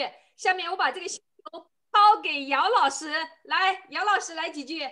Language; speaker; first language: Chinese; native; Chinese